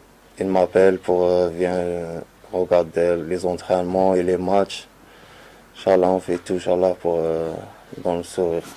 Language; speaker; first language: French; non-native, learner; Arabic